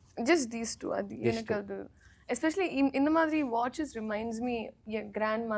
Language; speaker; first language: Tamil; non-native, learner; Telugu